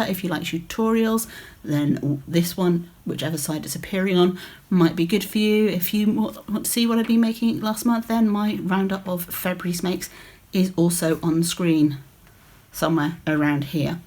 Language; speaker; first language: English; native; English